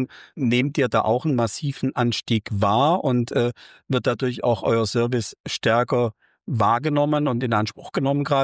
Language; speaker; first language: German; native; German